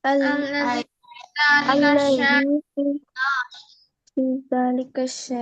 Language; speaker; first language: Arabic; non-native, learner; Bangla